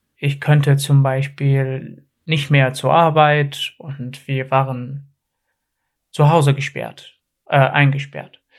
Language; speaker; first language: German; non-native, fluent; Arabic